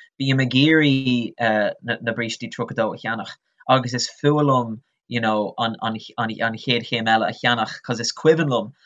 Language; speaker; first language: Irish; non-native, local second language; English